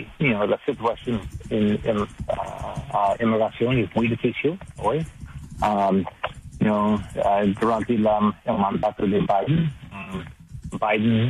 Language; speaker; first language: Spanish; non-native, learner; English